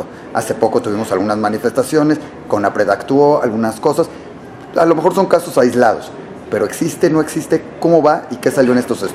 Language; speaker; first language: Spanish; native; Spanish